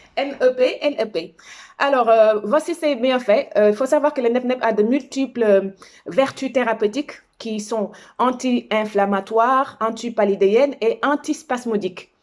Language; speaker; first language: French; non-native, local second language; Wolof